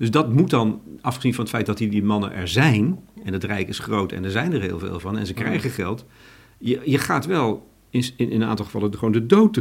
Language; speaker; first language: Dutch; native; Dutch